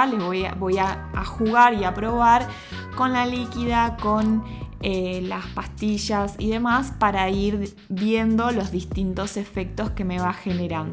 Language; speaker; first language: Spanish; native; Spanish